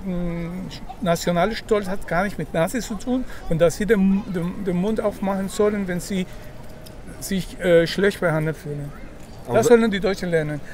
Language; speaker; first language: German; non-native, fluent; Spanish